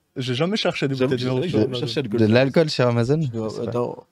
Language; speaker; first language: French; native; French